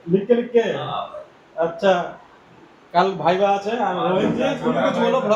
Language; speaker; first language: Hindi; non-native, local second language; Bangla